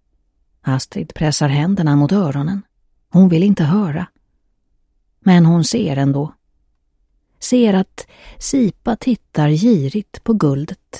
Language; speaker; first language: Swedish; native; Swedish